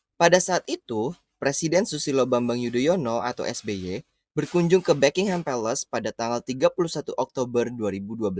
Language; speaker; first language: Indonesian; native; Indonesian